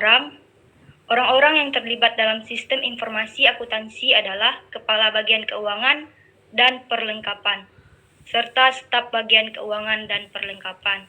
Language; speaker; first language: Indonesian; native; Indonesian